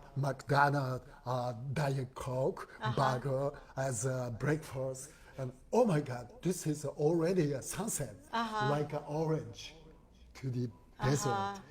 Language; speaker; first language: English; non-native, learner; Japanese